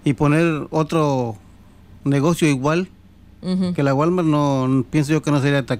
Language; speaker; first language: Spanish; native; Spanish